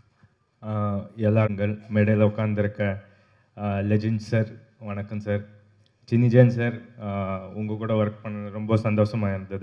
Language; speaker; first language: Tamil; non-native, local second language; Kannada